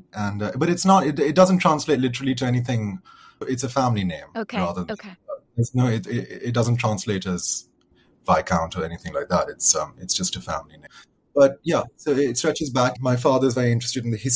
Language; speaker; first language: English; native; English